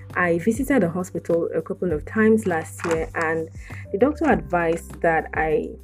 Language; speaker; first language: English; non-native, local second language; Yoruba